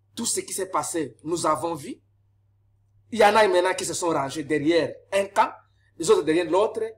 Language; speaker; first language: French; non-native, local second language; Lingala